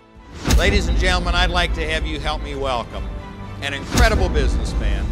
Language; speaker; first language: English; native; English